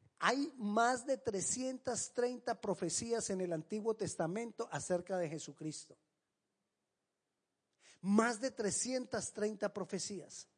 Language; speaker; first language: Spanish; native; Spanish